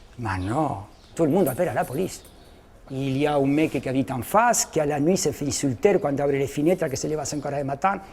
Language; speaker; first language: French; non-native, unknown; Spanish